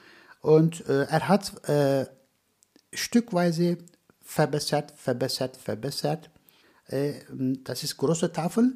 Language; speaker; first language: German; non-native, fluent; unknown